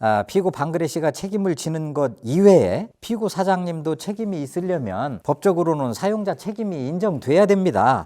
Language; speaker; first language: Korean; native; Korean